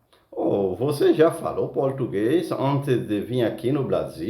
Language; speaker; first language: Portuguese; non-native, fluent; Haitian Creole